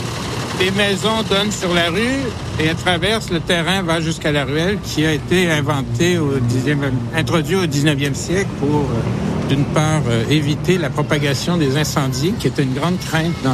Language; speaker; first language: French; native; French